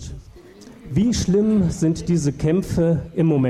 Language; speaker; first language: German; native; German